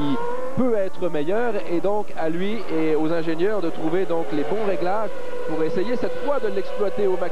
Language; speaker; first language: French; native; French